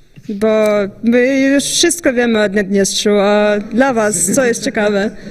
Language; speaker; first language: Polish; non-native, fluent; Russian